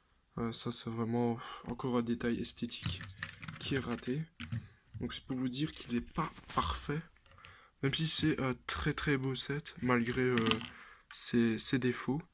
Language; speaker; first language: French; native; French